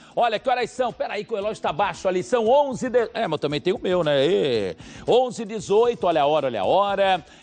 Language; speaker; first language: Portuguese; native; Portuguese